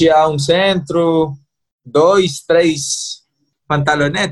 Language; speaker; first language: Portuguese; non-native, learner; Spanish